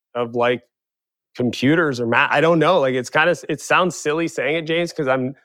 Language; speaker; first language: English; native; English